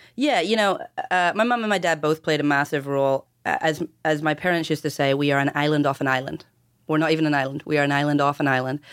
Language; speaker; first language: English; native; English